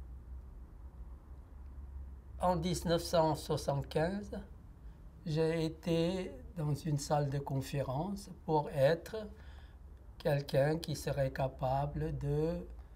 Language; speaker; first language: French; non-native, fluent; Lao